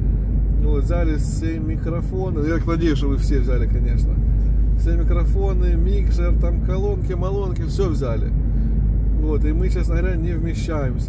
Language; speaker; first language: Russian; native; Russian